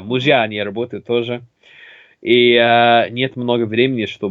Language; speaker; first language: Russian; non-native, learner; English